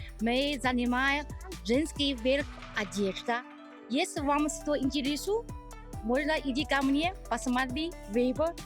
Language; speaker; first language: Russian; non-native, learner; Chinese